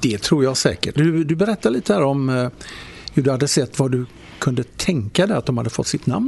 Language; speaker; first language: Swedish; native; Swedish